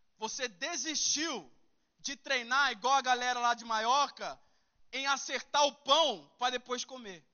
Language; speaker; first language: Portuguese; early bilingual, heritage; Portuguese